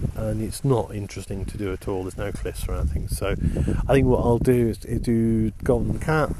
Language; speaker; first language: English; native; English